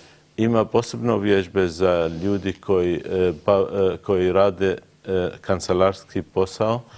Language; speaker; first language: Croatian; non-native, learner; Arabic